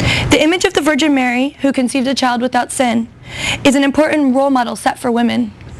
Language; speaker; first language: English; native; English